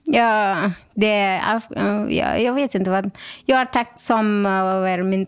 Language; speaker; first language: Swedish; non-native, local second language; Persian